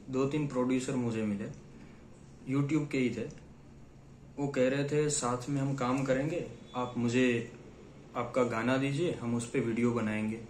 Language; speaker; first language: Hindi; non-native, local second language; Gujarati